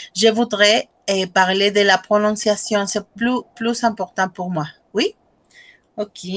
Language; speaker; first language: French; non-native, fluent; Spanish